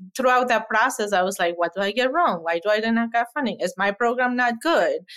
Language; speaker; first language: English; non-native, fluent; Spanish